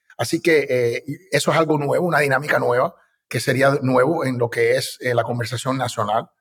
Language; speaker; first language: Spanish; early bilingual, heritage; Spanish